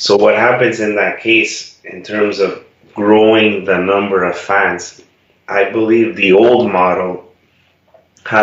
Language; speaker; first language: English; non-native, fluent; Italian